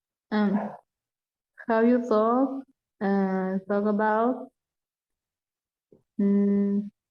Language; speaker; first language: English; non-native, learner; Spanish